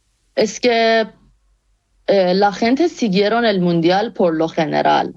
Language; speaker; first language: Spanish; non-native, fluent; Persian